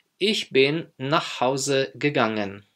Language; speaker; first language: German; non-native, fluent; Polish